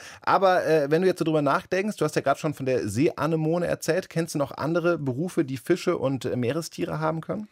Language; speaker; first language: German; native; German